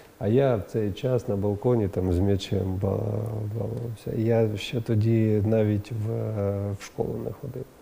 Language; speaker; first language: Ukrainian; non-native, local second language; Russian